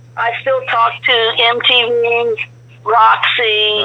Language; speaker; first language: English; native; English